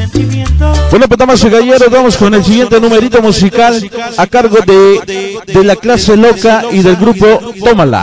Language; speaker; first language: Spanish; native; Spanish